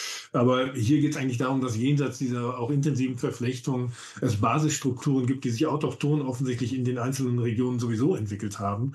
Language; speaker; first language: German; native; German